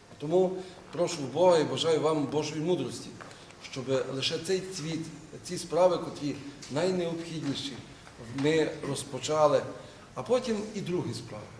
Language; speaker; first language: Ukrainian; native; Ukrainian